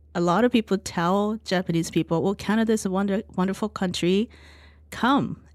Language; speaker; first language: English; non-native, fluent; Japanese